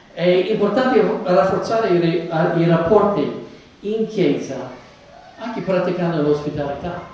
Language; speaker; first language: Italian; non-native, fluent; English